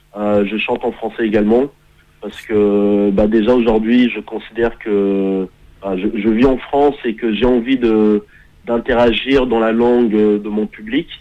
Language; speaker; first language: French; early bilingual, heritage; French